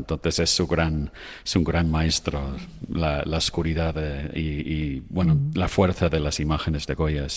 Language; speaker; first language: Spanish; non-native, fluent; English